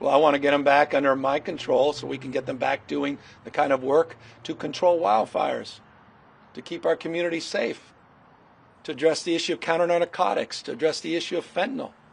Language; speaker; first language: English; native; English